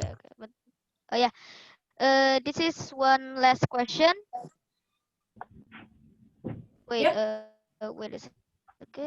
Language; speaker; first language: English; non-native, learner; Indonesian